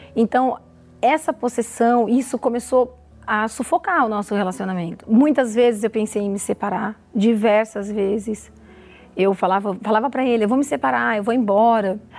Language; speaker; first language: Portuguese; native; Portuguese